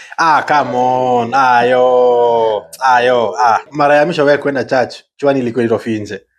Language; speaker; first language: Swahili; native; Swahili